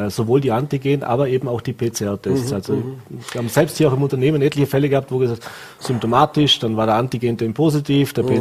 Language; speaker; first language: German; native; German